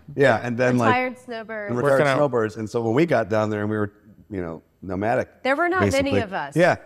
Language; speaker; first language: English; native; English